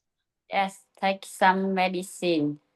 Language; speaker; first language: English; non-native, learner; Vietnamese